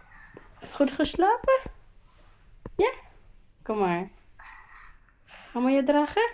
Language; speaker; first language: Dutch; non-native, learner; Waray